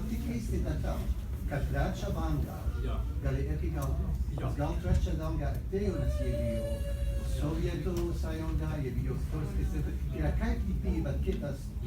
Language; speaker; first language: Lithuanian; early bilingual, heritage; English